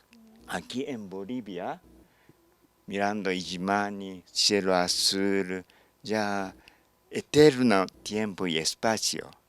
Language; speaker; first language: Spanish; non-native, learner; Japanese